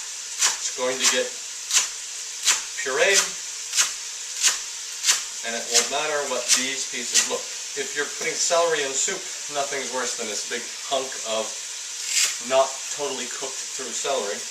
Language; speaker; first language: English; native; English